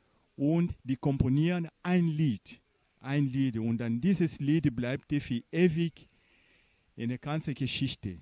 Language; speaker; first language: German; non-native, fluent; Portuguese